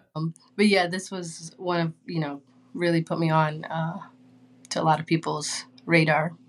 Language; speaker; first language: English; early bilingual, other home language; Spanish